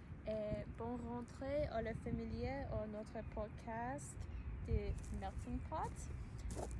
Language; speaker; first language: French; non-native, learner; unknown